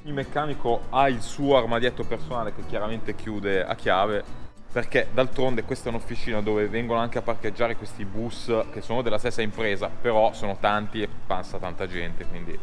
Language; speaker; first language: Italian; native; Italian